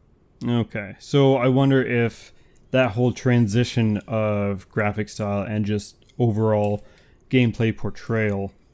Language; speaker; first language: English; native; English